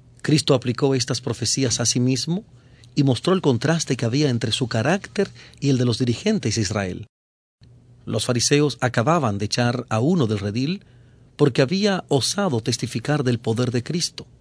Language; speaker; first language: Spanish; native; Spanish